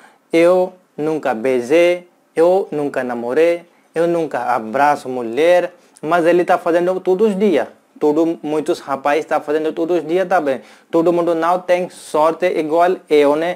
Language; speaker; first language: Portuguese; non-native, learner; Hindi